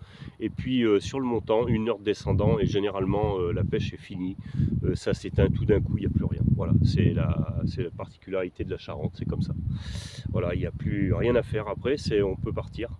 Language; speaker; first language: French; native; French